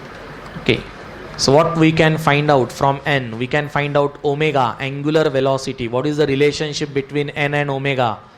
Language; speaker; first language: English; non-native, local second language; Marathi